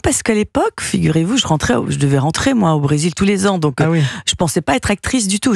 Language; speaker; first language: French; early bilingual, other home language; Portuguese